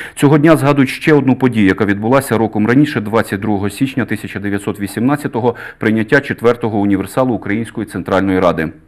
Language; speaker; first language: Ukrainian; native; Ukrainian